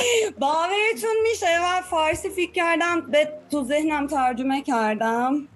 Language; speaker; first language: Persian; non-native, fluent; Turkish